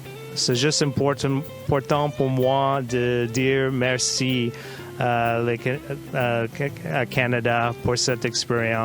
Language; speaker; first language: French; non-native, learner; English